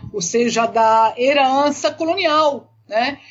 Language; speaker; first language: Portuguese; non-native, fluent; Italian